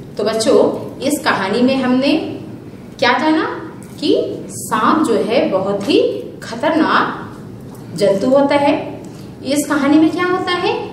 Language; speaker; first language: Hindi; native; Hindi